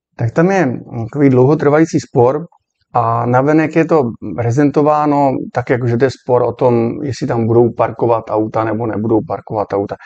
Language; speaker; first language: Czech; native; Czech